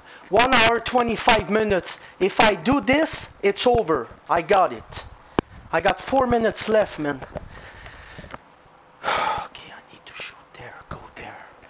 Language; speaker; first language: English; non-native, fluent; French